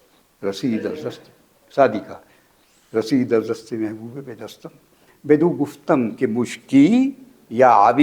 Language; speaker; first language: Persian; non-native, fluent; Urdu